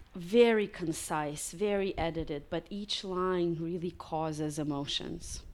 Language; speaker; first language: English; early bilingual, other home language; Russian